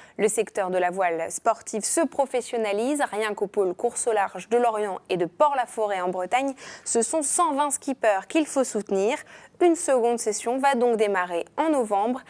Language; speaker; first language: French; native; French